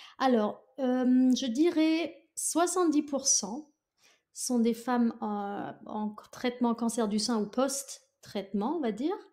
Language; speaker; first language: French; non-native, fluent; German